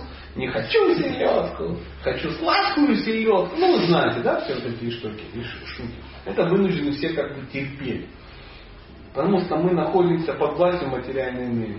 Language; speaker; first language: Russian; native; Russian